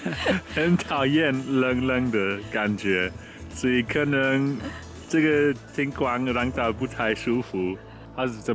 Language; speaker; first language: Chinese; non-native, learner; German